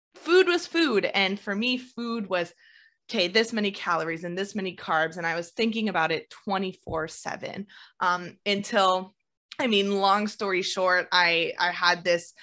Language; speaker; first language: English; native; English